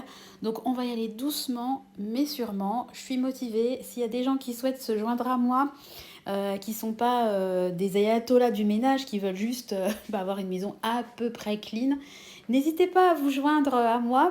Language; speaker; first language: French; native; French